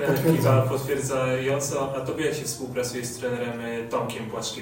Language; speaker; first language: Polish; native; Polish